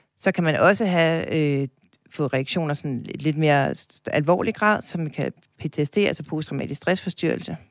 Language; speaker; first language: Danish; native; Danish